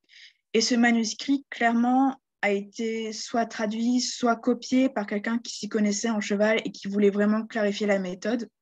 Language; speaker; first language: French; native; French